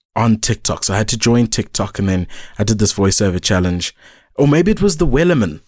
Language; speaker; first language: English; native; English